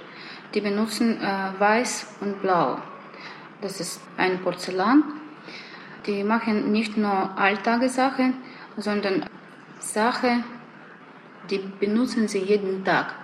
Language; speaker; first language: German; non-native, learner; Russian